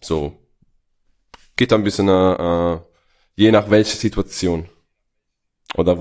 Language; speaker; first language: German; non-native, fluent; Italian